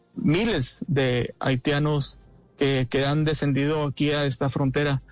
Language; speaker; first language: Spanish; early bilingual, heritage; Spanish